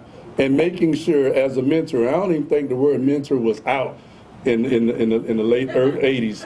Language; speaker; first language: English; native; English